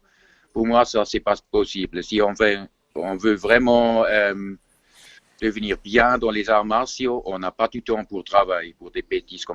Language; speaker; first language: French; non-native, fluent; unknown